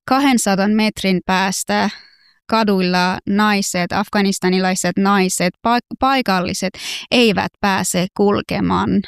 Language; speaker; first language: Finnish; non-native, fluent; Persian